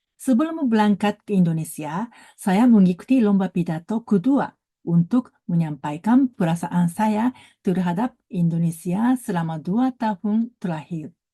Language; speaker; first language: Indonesian; non-native, learner; Japanese